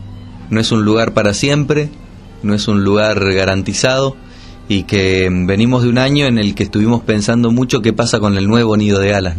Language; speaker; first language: Spanish; native; Spanish